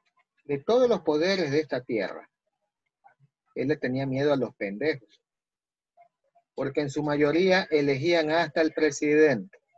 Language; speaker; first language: Spanish; native; Spanish